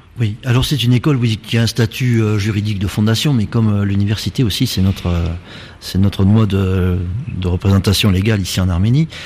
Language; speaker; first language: French; native; French